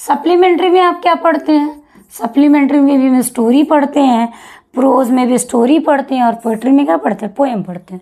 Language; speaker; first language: Hindi; native; Hindi